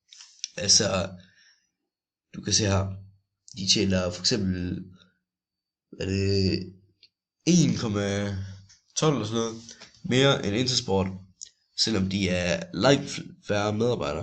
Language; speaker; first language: Danish; native; Danish